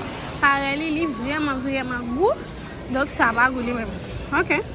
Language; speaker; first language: French; non-native, learner; Haitian Creole